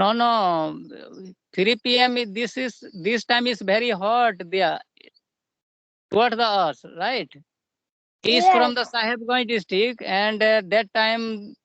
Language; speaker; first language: English; non-native, learner; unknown